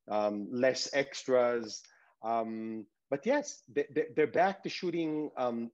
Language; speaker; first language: English; early bilingual, other home language; Hebrew